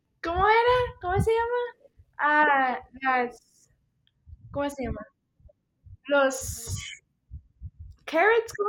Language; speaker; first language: Spanish; early bilingual, heritage; Spanish